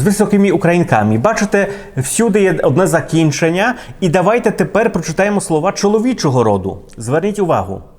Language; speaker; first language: Ukrainian; non-native, fluent; Polish